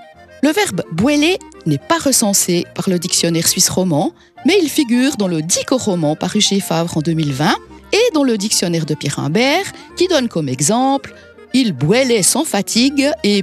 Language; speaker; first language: French; native; French